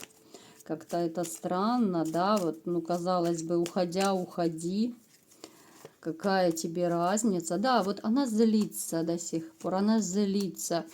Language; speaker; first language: Russian; native; Russian